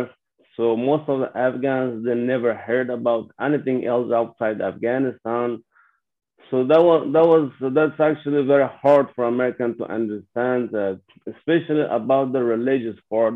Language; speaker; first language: English; non-native, fluent; Persian